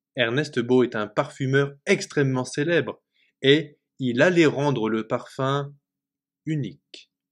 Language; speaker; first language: French; native; French